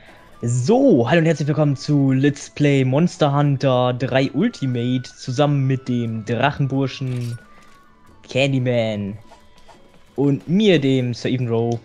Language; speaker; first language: German; native; German